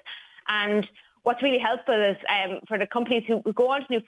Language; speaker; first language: English; native; English